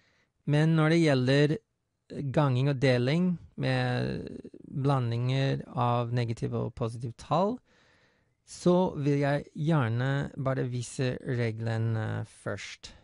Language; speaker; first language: Norwegian; non-native, fluent; English